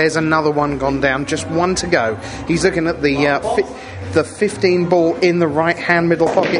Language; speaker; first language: English; native; English